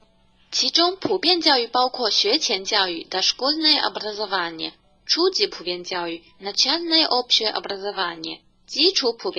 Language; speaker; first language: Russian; non-native, fluent; Chinese